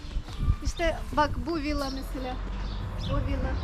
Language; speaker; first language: Turkish; non-native, learner; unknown